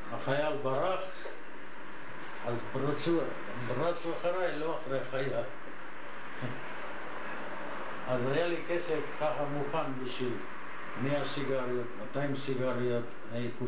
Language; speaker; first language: Hebrew; non-native, fluent; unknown